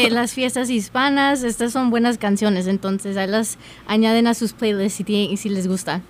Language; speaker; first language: Spanish; early bilingual, heritage; Spanish